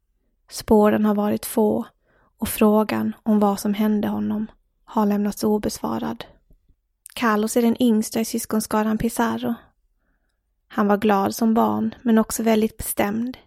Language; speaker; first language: Swedish; native; Swedish